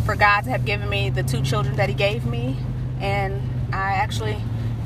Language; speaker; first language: English; native; English